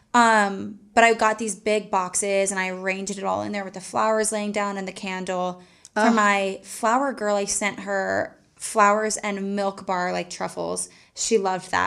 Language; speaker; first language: English; native; English